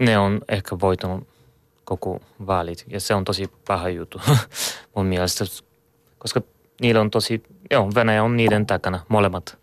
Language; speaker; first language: Finnish; non-native, learner; Bulgarian